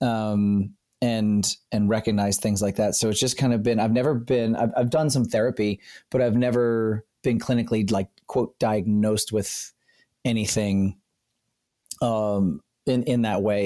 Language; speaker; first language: English; native; English